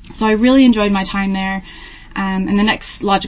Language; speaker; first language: English; native; English